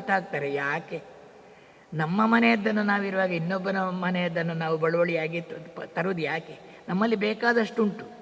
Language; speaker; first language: Kannada; non-native, local second language; Tulu